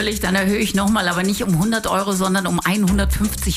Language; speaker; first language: German; native; German